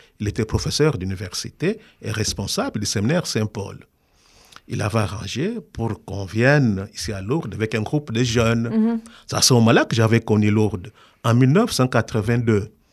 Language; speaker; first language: French; non-native, local second language; Kongo